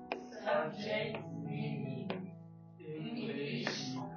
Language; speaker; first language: English; non-native, learner; French